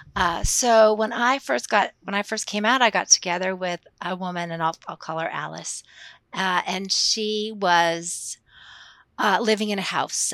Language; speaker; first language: English; native; English